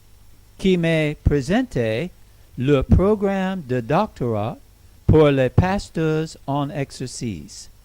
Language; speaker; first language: French; non-native, learner; English